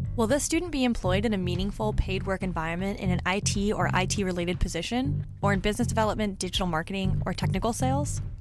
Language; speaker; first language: English; non-native, fluent; Persian